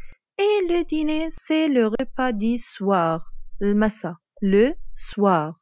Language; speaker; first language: French; non-native, fluent; Arabic